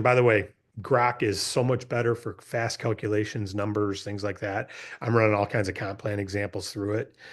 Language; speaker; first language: English; native; English